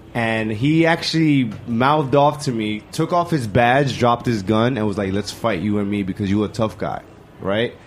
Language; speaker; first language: English; native; English